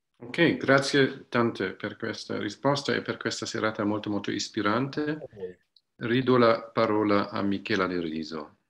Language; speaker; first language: Italian; non-native, fluent; German